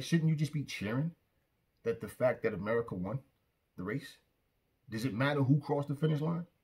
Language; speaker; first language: English; native; English